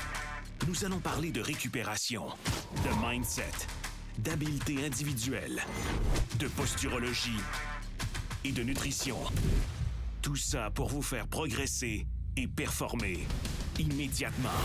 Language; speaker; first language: French; native; French